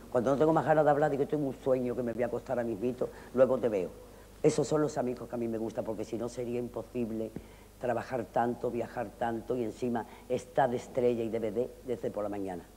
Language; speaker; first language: Spanish; native; Spanish